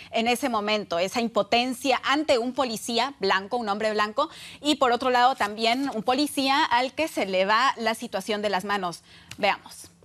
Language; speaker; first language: Spanish; native; Spanish